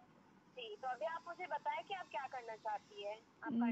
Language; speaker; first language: Hindi; native; Hindi